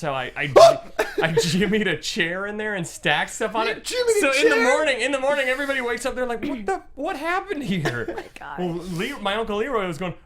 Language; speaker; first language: English; native; English